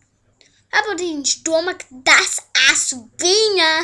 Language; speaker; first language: Latvian; early bilingual, heritage; Latvian